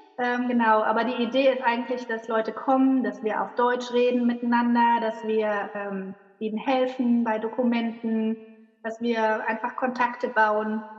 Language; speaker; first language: German; native; German